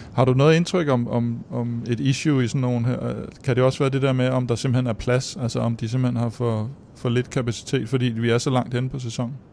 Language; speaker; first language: Danish; native; Danish